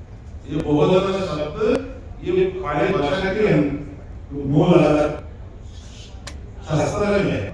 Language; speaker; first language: Hindi; non-native, learner; Bangla